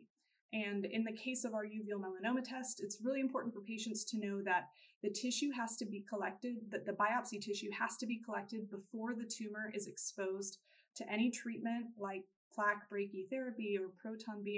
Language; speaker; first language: English; native; English